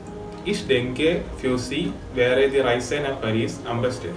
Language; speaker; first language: German; non-native, learner; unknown